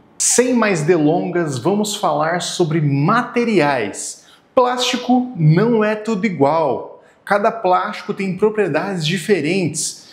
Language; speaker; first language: Portuguese; native; Portuguese